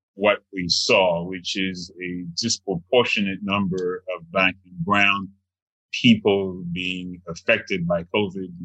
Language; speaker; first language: English; non-native, fluent; Haitian Creole